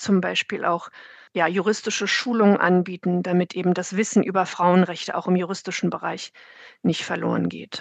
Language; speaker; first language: German; native; German